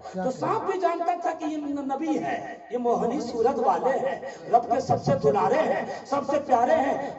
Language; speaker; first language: Urdu; native; Urdu